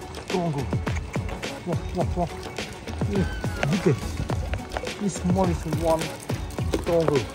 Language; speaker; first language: English; non-native, learner; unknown